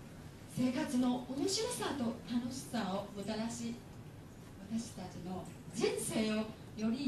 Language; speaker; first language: Japanese; non-native, fluent; Chinese